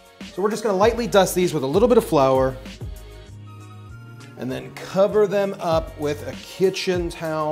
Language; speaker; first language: English; native; English